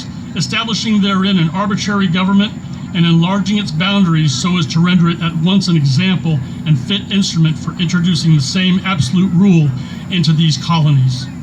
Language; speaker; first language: English; native; English